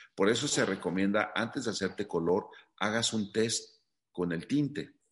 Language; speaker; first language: Spanish; native; Spanish